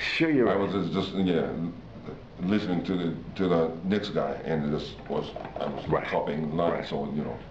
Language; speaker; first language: English; non-native, fluent; Japanese